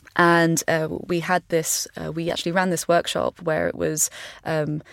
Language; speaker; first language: English; native; English